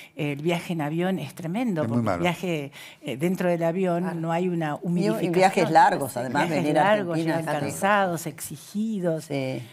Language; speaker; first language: Spanish; native; Spanish